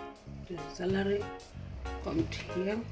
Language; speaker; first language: German; non-native, learner; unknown